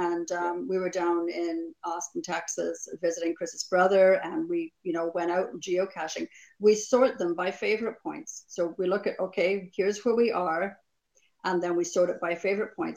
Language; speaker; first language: English; native; English